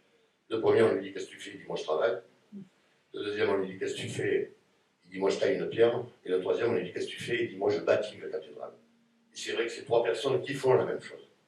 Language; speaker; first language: French; native; French